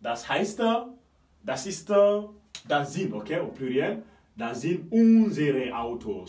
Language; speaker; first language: German; non-native, fluent; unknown